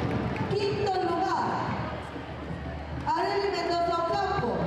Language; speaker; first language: Spanish; native; Spanish